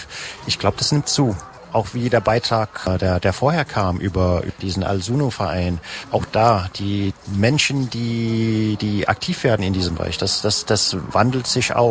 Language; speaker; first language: German; native; German